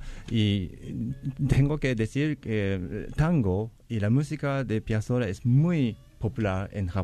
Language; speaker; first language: Spanish; non-native, learner; Japanese